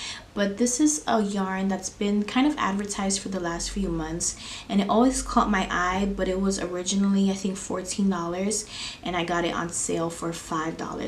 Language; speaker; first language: English; native; English